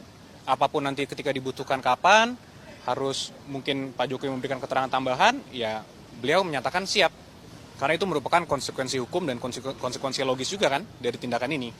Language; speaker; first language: Indonesian; native; Indonesian